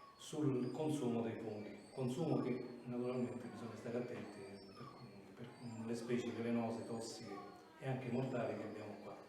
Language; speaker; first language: Italian; native; Italian